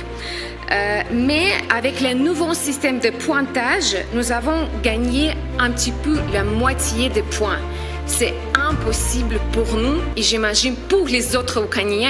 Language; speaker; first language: French; non-native, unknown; Ukrainian